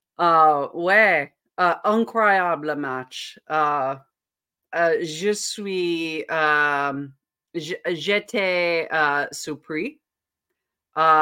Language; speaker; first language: French; non-native, learner; English